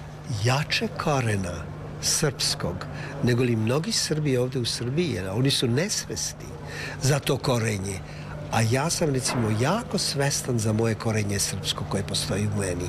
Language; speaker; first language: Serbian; early bilingual, heritage; Serbian